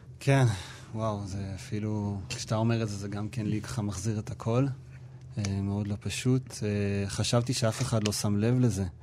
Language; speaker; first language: Hebrew; native; Hebrew